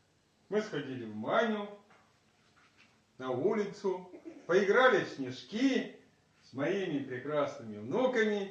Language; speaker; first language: Russian; native; Russian